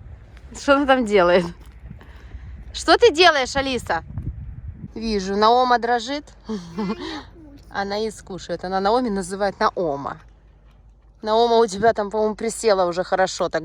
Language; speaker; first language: Russian; native; Russian